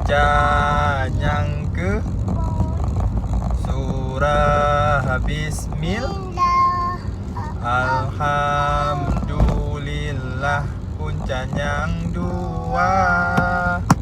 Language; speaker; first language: Indonesian; non-native, local second language; Achinese